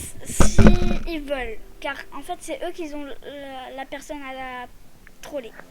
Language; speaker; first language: French; native; French